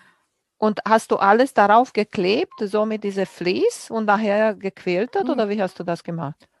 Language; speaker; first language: German; native; German